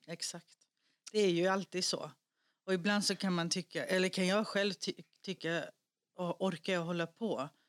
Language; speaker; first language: Swedish; early bilingual, other home language; Greek